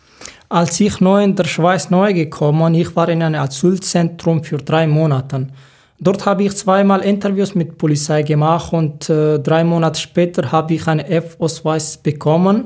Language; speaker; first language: German; non-native, learner; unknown